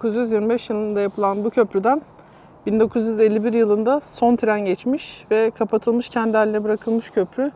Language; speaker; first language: Turkish; native; Turkish